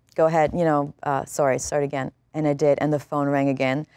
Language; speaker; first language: English; non-native, fluent; German